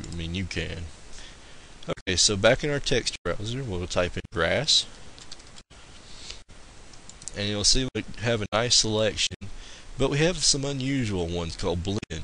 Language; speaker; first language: English; native; English